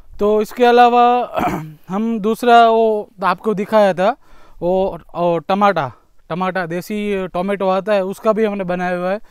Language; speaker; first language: Hindi; non-native, local second language; Gujarati